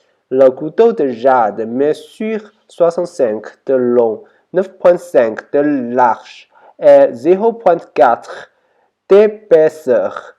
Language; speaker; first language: French; non-native, learner; Chinese